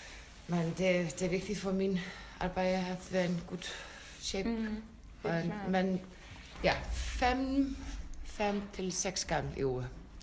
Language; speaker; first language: Danish; non-native, learner; Icelandic